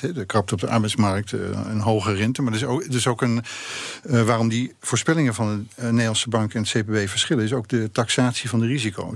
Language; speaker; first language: Dutch; native; Dutch